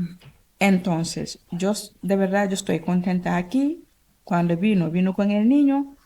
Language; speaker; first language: Spanish; non-native, learner; Wolof